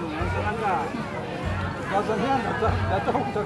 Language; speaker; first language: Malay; non-native, learner; French